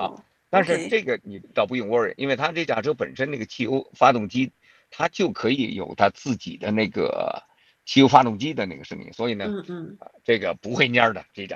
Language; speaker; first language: Chinese; native; Chinese